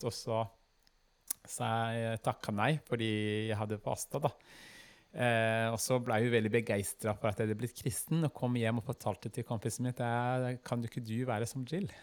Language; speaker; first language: Norwegian; non-native, fluent; Kinyarwanda